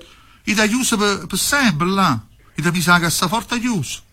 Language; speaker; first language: Italian; native; Italian